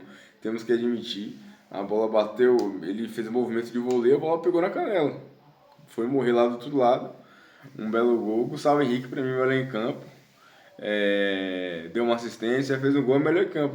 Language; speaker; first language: Portuguese; native; Portuguese